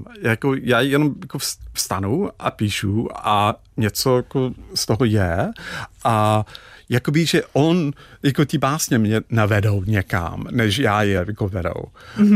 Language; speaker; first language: Czech; non-native, fluent; English